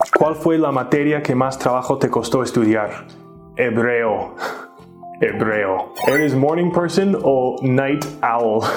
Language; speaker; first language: Spanish; non-native, fluent; English